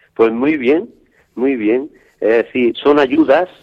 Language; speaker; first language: Spanish; native; Spanish